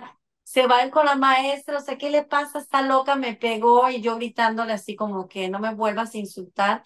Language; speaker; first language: Spanish; native; Spanish